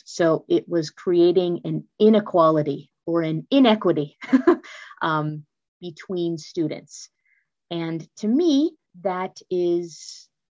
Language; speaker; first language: English; native; English